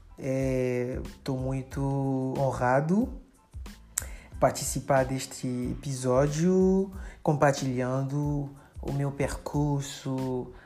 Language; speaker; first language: Portuguese; non-native, fluent; French